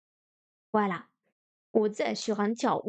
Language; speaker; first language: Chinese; non-native, learner; French